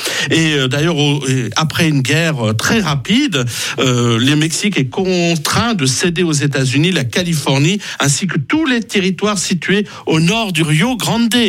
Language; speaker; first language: French; native; French